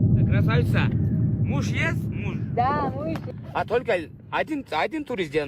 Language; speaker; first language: Russian; non-native, learner; Kyrgyz